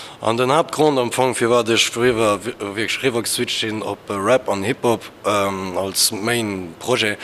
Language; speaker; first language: Luxembourgish; early bilingual, other home language; Portuguese